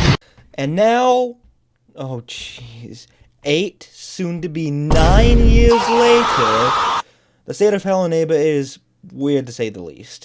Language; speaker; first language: English; native; English